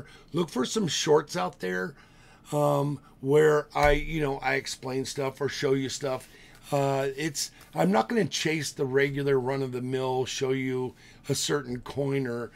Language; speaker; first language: English; native; English